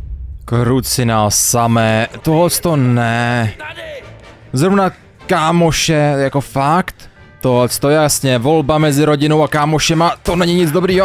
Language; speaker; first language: Czech; native; Czech